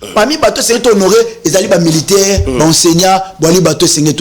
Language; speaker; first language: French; non-native, local second language; Lingala